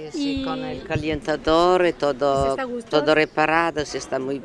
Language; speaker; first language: Spanish; non-native, learner; Italian